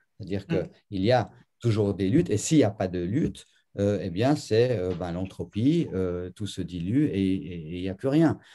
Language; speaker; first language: French; native; French